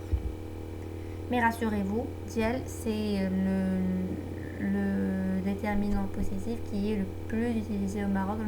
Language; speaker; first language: French; non-native, local second language; Arabic